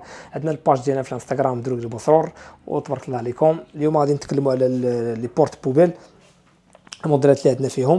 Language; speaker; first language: Arabic; native; Arabic